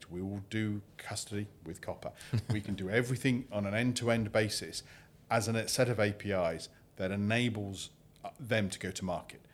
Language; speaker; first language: English; native; English